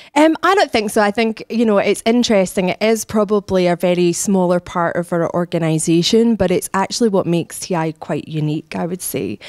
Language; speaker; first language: English; native; English